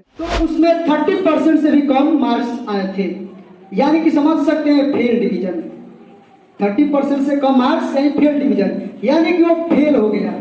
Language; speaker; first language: Hindi; native; Hindi